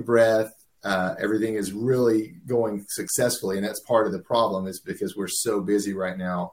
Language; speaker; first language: English; native; English